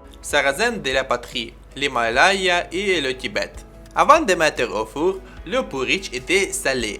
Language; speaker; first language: French; non-native, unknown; Ukrainian